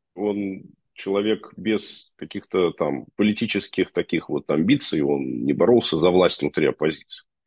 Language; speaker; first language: Russian; native; Russian